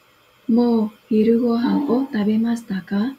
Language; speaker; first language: Japanese; non-native, fluent; Vietnamese